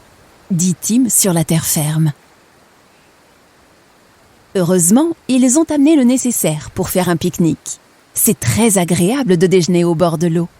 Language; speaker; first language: French; native; French